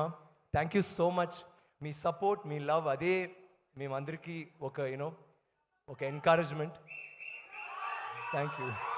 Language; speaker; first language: Telugu; non-native, learner; Tamil